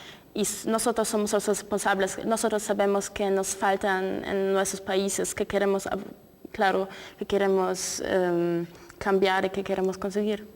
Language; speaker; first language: Spanish; non-native, fluent; Polish